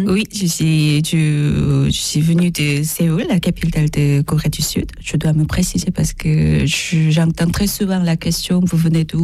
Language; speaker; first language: French; non-native, learner; Korean